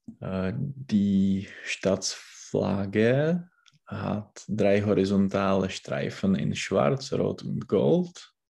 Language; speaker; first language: German; non-native, learner; Czech